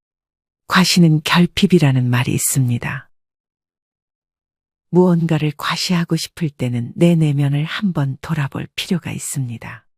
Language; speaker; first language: Korean; native; Korean